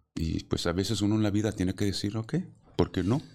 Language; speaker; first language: Spanish; early bilingual, heritage; Spanish